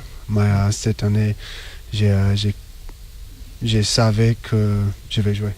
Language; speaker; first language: French; non-native, learner; English